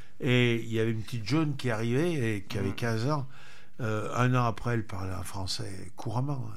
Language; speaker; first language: French; native; French